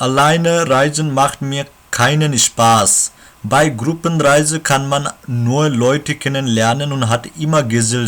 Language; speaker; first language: German; non-native, learner; Nepali